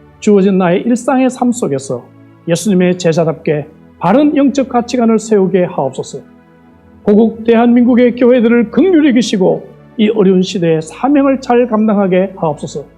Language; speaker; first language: Korean; native; Korean